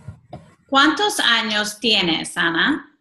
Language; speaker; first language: Spanish; non-native, fluent; English